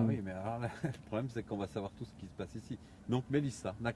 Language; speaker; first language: French; native; French